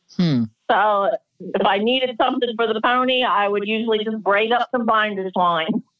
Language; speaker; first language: English; native; English